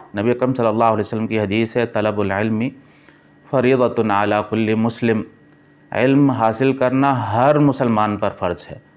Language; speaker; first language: Urdu; native; Urdu